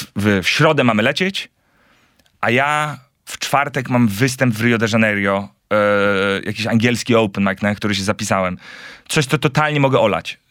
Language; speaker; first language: Polish; native; Polish